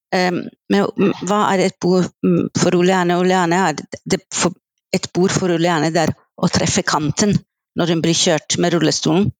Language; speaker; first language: Norwegian; non-native, fluent; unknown